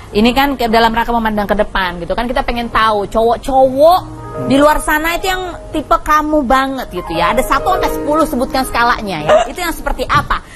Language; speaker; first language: Indonesian; native; Indonesian